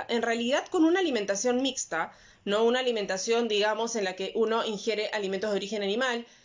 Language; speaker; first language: Spanish; native; Spanish